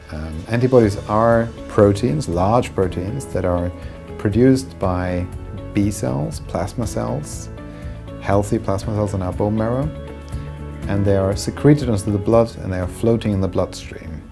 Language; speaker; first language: English; non-native, fluent; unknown